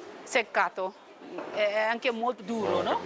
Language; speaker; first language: Italian; non-native, fluent; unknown